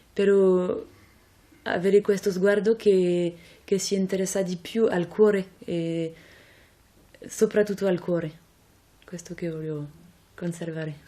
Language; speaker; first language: Italian; non-native, fluent; French